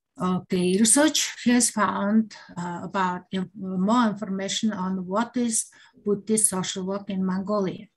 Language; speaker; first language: English; non-native, learner; Mongolian